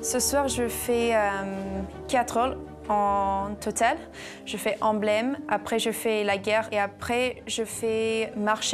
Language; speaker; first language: French; non-native, learner; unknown